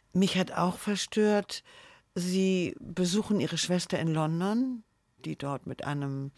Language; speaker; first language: German; native; German